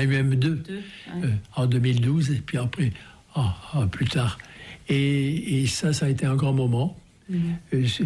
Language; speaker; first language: French; native; French